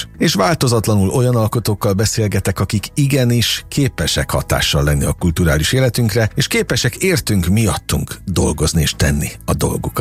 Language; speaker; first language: Hungarian; native; Hungarian